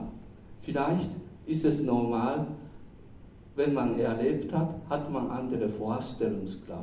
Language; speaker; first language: German; non-native, fluent; Japanese